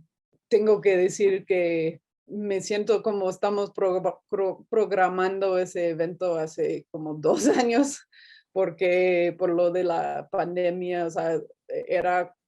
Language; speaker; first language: Spanish; non-native, fluent; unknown